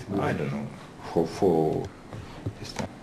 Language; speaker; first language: English; non-native, learner; Russian